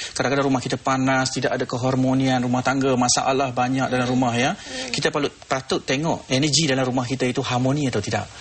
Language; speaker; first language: Malay; native; Malay